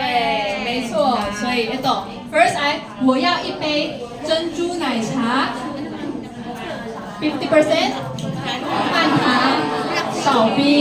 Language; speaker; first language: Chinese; non-native, fluent; Filipino